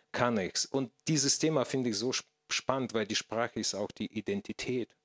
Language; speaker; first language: German; non-native, fluent; Russian